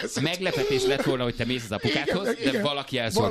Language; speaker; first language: Hungarian; native; Hungarian